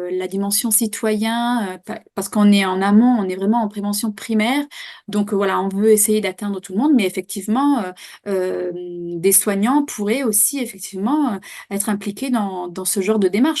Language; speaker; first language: French; native; French